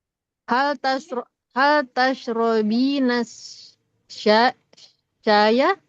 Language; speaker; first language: Arabic; non-native, learner; Indonesian